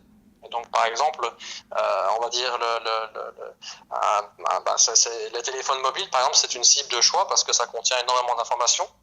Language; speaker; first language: French; native; French